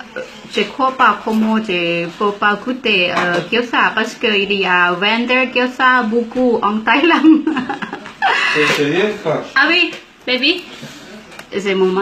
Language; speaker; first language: French; non-native, learner; Thai